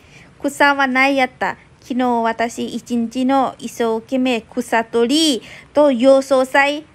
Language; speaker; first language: Japanese; non-native, learner; Thai